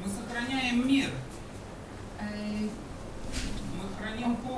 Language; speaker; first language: Polish; non-native, learner; Russian